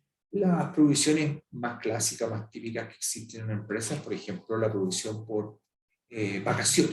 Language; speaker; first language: Spanish; native; Spanish